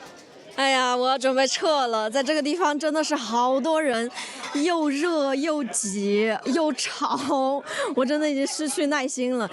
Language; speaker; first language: Chinese; native; Chinese